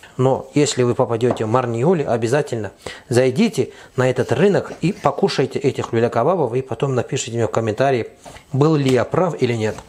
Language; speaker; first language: Russian; non-native, fluent; Azerbaijani